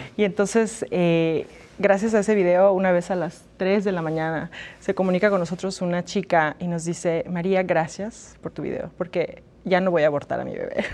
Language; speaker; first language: Spanish; native; Spanish